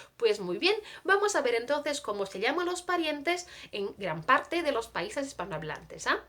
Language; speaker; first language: Spanish; non-native, fluent; Portuguese